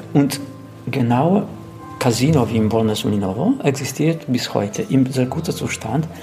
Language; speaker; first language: German; non-native, learner; Polish